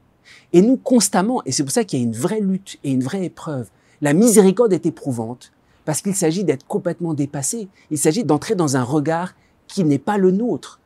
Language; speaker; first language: French; native; French